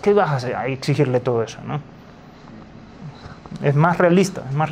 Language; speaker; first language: Spanish; native; Spanish